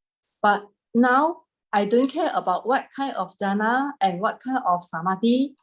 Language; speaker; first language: English; non-native, learner; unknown